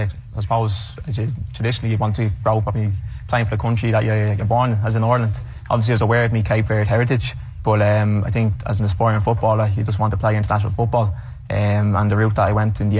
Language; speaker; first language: English; native; English